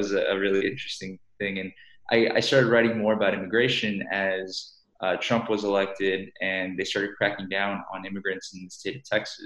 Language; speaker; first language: English; native; English